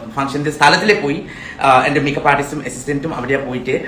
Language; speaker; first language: Malayalam; non-native, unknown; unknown